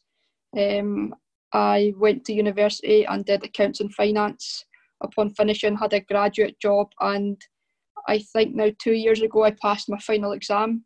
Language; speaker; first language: English; native; English